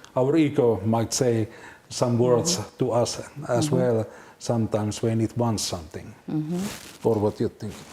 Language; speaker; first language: English; non-native, learner; Finnish